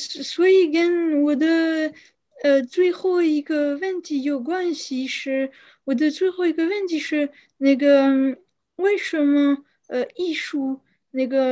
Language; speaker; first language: Chinese; non-native, fluent; French